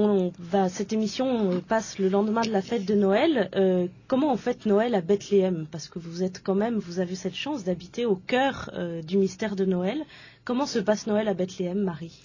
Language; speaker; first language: French; native; French